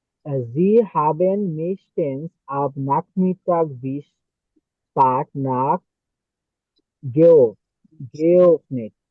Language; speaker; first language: German; non-native, learner; Bangla